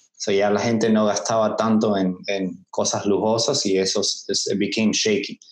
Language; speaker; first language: Spanish; early bilingual, heritage; Spanish